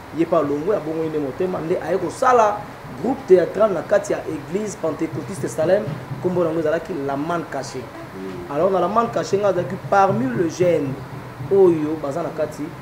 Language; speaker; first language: Lingala; native; Lingala